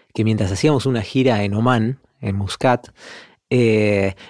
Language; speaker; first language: Spanish; native; Spanish